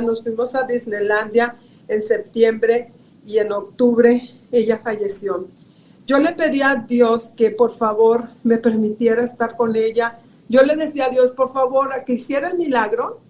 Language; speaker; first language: Spanish; native; Spanish